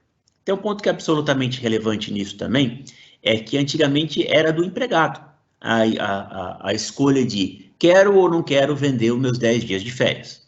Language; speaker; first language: Portuguese; native; Portuguese